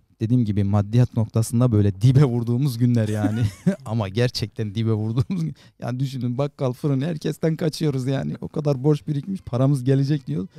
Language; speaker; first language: Turkish; native; Turkish